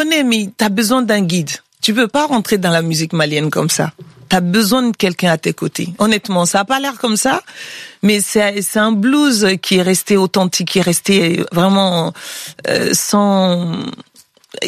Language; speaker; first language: French; non-native, local second language; Bambara